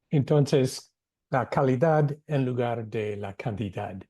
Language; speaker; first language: Spanish; non-native, fluent; English